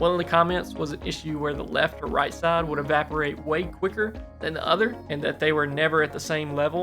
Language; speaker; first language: English; native; English